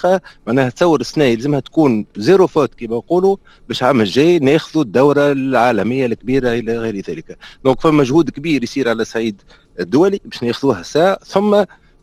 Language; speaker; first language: Arabic; native; Arabic